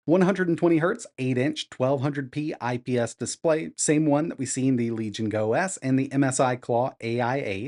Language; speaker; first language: English; native; English